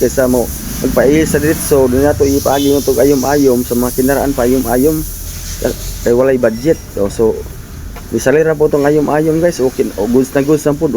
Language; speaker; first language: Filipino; non-native, local second language; Cebuano